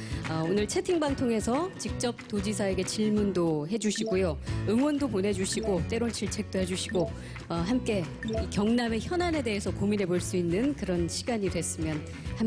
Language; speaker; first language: Korean; native; Korean